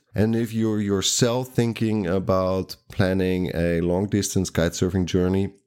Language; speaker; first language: English; non-native, fluent; Dutch